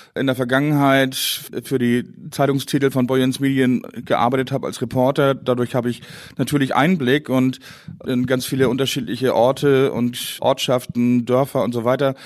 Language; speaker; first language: German; non-native, local second language; Low German